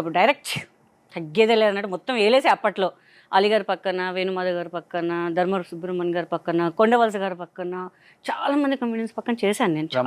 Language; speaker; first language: Telugu; non-native, local second language; Hindi